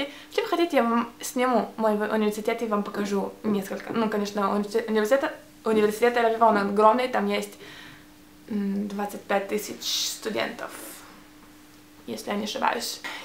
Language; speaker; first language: Russian; early bilingual, heritage; Russian